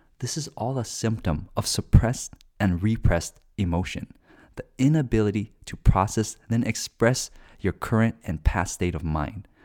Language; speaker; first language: English; native; English